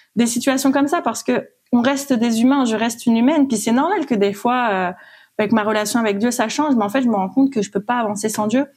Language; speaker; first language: French; native; French